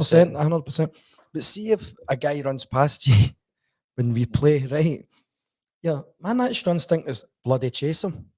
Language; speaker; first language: English; native; English